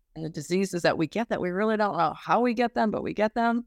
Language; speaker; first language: English; native; English